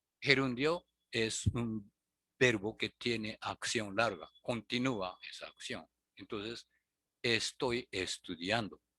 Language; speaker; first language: Spanish; non-native, fluent; Japanese